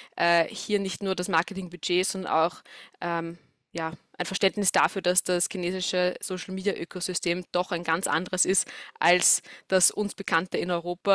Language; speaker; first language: German; native; German